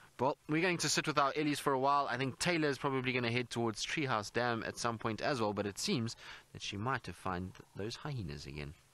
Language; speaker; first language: English; native; English